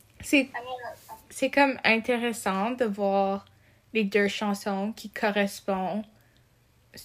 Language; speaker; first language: French; non-native, local second language; English